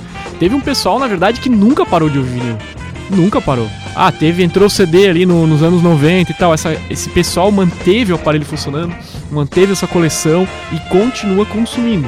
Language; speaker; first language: Portuguese; native; Portuguese